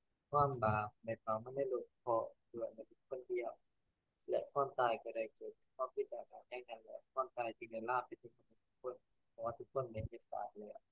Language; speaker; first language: Vietnamese; non-native, learner; Lao